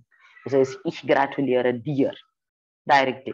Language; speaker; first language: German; non-native, fluent; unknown